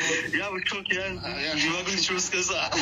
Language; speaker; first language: Russian; non-native, fluent; Tajik